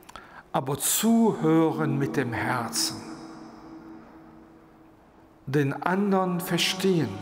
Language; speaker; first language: German; non-native, local second language; Luxembourgish